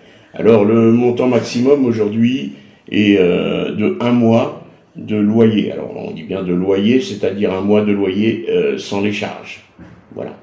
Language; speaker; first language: French; native; French